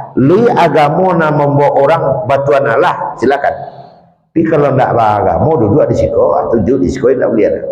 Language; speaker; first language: Malay; non-native, local second language; Minangkabau